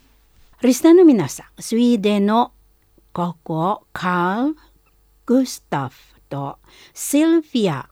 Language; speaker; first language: Japanese; non-native, fluent; Indonesian